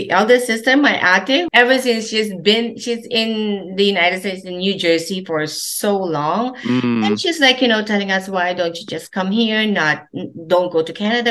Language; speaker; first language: English; non-native, local second language; Filipino